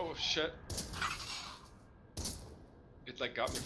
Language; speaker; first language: English; native; English